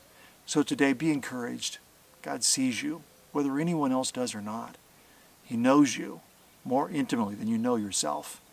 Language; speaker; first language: English; native; English